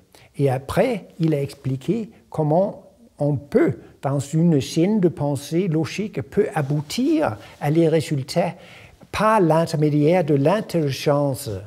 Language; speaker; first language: French; non-native, fluent; Danish